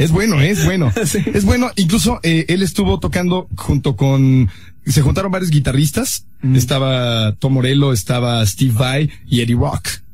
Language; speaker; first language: Spanish; native; Spanish